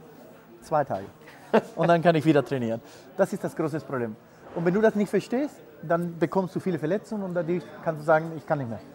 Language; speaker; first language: German; non-native, fluent; Spanish